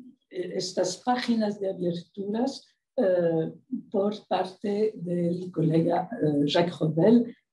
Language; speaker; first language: Spanish; non-native, fluent; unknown